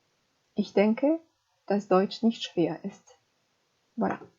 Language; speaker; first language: German; non-native, fluent; French